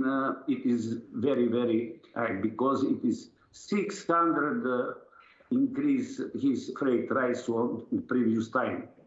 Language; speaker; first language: English; non-native, learner; Serbian